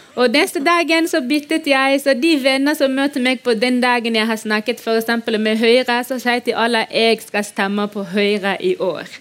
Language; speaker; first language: Norwegian; non-native, fluent; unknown